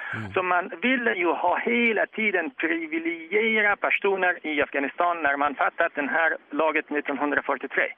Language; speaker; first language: Swedish; non-native, fluent; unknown